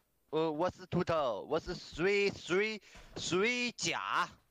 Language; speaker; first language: English; non-native, learner; Chinese